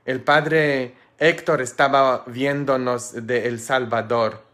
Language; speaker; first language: Spanish; non-native, fluent; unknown